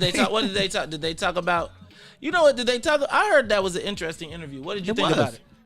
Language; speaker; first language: English; native; English